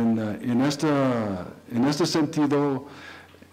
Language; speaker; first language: Spanish; non-native, learner; English